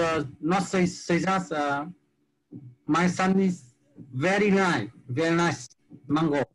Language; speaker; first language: English; non-native, learner; Vietnamese